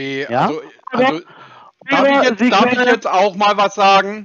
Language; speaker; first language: German; native; German